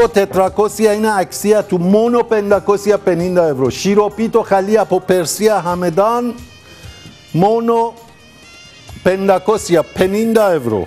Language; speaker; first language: Greek; non-native, learner; Persian